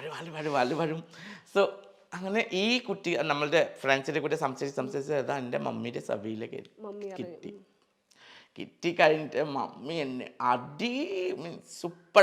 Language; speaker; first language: Malayalam; non-native, local second language; Assamese